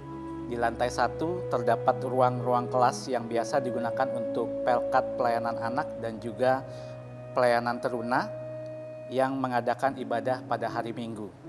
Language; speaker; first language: Indonesian; native; Indonesian